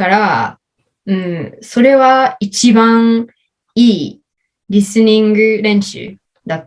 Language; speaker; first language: Japanese; non-native, learner; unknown